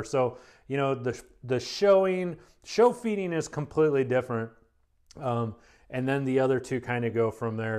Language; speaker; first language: English; native; English